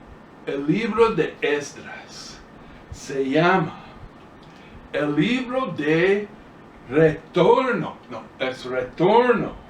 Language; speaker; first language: Spanish; non-native, fluent; English